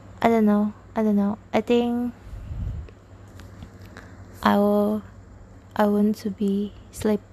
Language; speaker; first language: English; non-native, learner; Indonesian